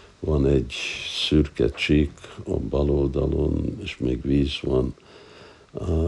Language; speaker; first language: Hungarian; non-native, fluent; English